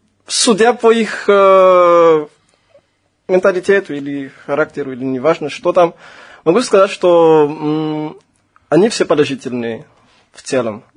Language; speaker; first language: Russian; non-native, fluent; Malagasy